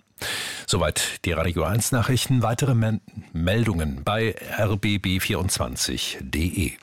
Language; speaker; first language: German; native; German